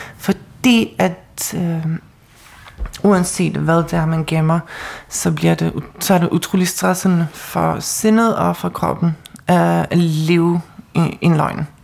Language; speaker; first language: Danish; non-native, local second language; Faroese